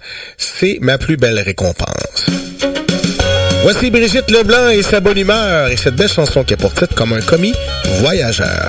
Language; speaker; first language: French; native; French